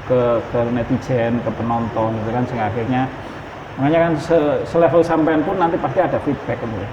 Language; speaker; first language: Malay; non-native, local second language; Javanese